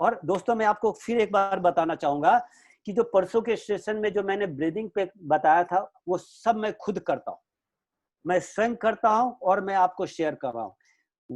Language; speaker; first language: Hindi; native; Hindi